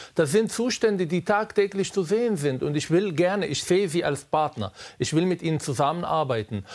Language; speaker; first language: German; non-native, fluent; Arabic